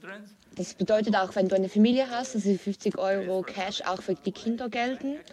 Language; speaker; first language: German; non-native, learner; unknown